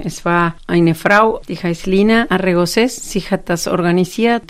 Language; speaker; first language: German; non-native, fluent; Spanish